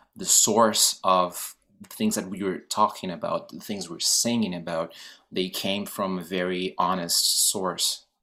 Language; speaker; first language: English; non-native, fluent; Portuguese